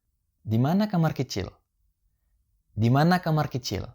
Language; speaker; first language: Indonesian; non-native, fluent; French